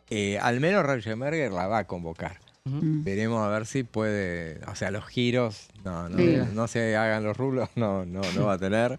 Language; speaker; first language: Spanish; native; Spanish